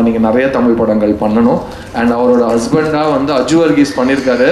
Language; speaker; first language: Tamil; native; Tamil